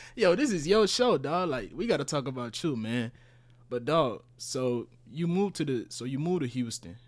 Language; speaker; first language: English; early bilingual, other home language; Spanish